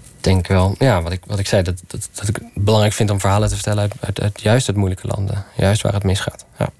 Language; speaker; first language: Dutch; early bilingual, other home language; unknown